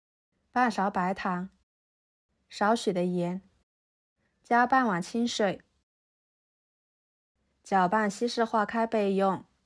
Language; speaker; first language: Chinese; native; Chinese